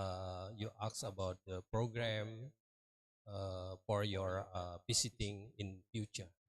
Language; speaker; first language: English; non-native, learner; Indonesian